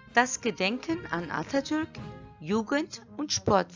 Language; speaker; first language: German; non-native, fluent; Turkish